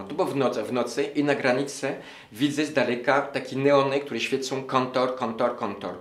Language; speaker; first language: Polish; non-native, learner; French